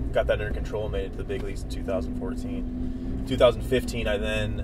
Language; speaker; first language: English; native; English